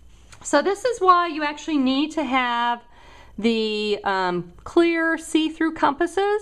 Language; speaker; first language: English; native; English